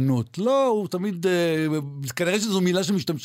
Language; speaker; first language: Hebrew; native; Hebrew